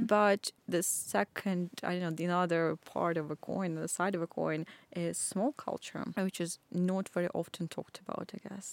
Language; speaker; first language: English; non-native, fluent; Russian